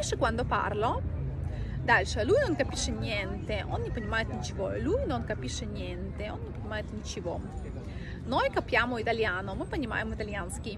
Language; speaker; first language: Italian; non-native, fluent; Russian